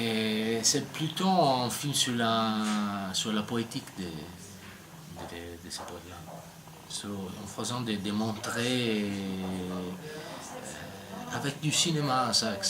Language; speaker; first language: French; non-native, learner; Italian